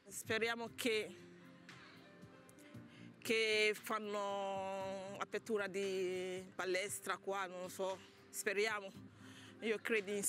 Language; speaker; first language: Italian; non-native, learner; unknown